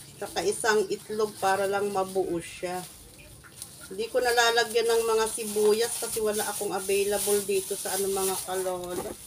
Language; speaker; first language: Filipino; non-native, local second language; Iloko